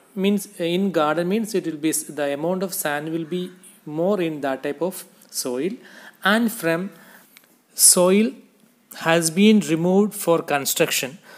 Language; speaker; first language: English; non-native, local second language; Malayalam